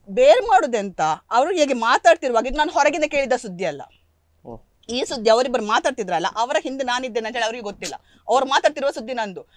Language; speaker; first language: Kannada; non-native, local second language; Konkani